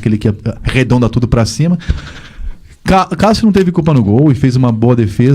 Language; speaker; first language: Portuguese; native; Portuguese